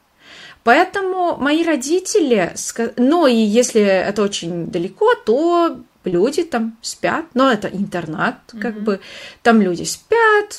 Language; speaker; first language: Russian; non-native, fluent; Hungarian